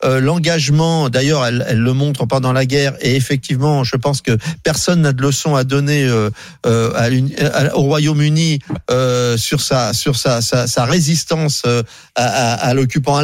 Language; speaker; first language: French; native; French